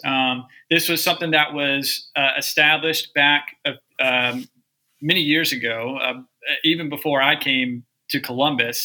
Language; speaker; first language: English; native; English